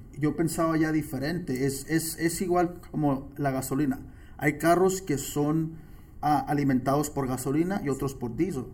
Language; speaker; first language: Spanish; early bilingual, heritage; Spanish